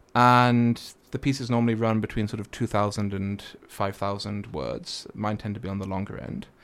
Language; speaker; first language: English; native; English